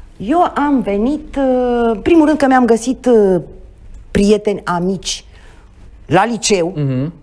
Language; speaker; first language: Romanian; native; Romanian